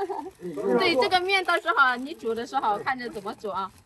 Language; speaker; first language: Chinese; non-native, fluent; Indonesian